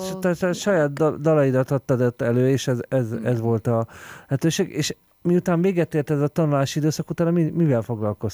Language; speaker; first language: Hungarian; native; Hungarian